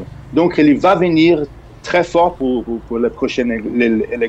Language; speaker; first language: French; non-native, fluent; Portuguese